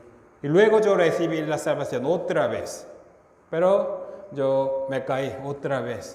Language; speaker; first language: Spanish; non-native, fluent; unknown